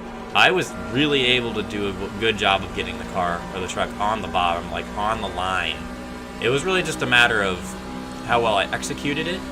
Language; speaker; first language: English; native; English